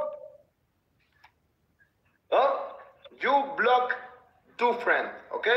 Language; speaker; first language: English; non-native, learner; Spanish